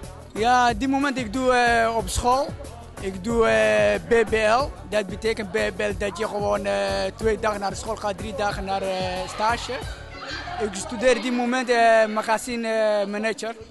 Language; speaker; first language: Dutch; non-native, fluent; Somali